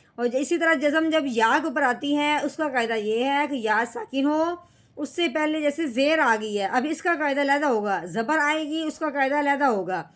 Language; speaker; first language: Urdu; native; Urdu